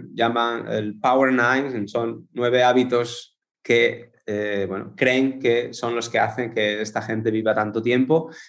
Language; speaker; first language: Spanish; native; Spanish